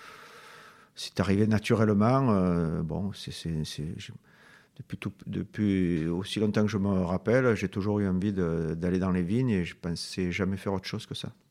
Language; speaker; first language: French; native; French